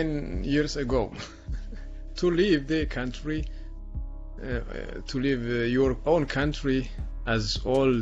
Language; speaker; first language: English; non-native, learner; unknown